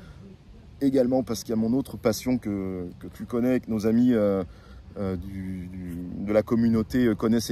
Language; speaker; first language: French; native; French